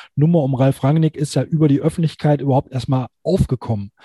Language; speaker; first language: German; native; German